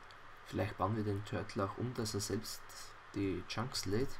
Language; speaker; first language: German; native; German